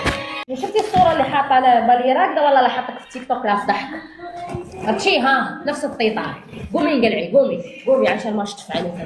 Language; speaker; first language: Arabic; non-native, local second language; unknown